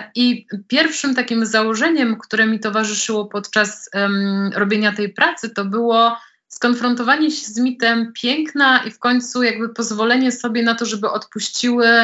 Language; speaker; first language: Polish; native; Polish